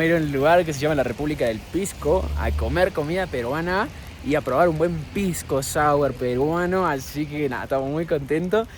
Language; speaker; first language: Spanish; native; Spanish